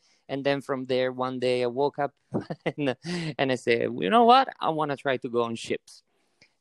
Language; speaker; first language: English; non-native, fluent; Italian